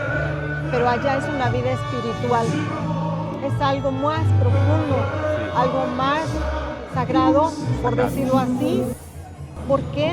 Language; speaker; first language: Spanish; native; Spanish